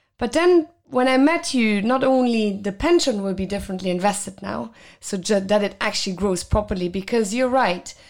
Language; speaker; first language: English; non-native, fluent; Luxembourgish